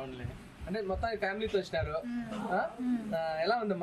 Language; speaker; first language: Telugu; native; Telugu